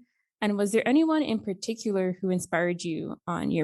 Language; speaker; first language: English; native; English